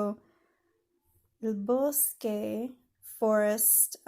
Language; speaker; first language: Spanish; non-native, fluent; English